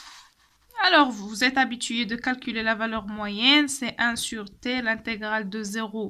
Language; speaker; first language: French; non-native, local second language; Arabic